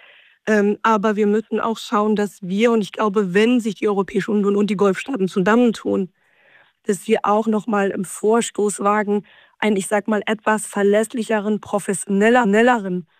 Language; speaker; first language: German; native; German